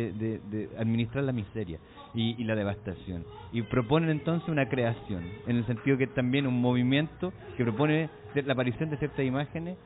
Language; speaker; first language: Spanish; native; Spanish